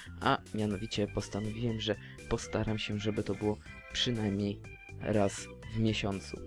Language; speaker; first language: Polish; native; Polish